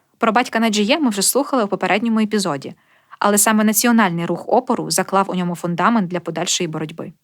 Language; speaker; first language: Ukrainian; native; Ukrainian